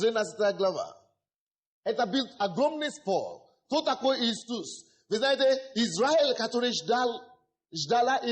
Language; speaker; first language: Russian; non-native, fluent; Yoruba